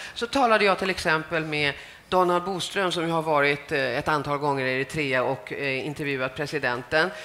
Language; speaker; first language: Swedish; native; Swedish